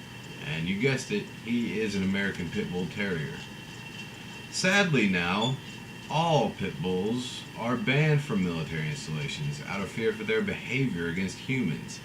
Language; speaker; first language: English; native; English